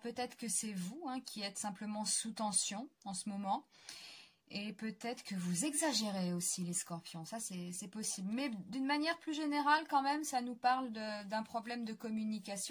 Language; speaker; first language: French; native; French